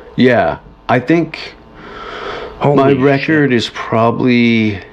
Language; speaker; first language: English; native; English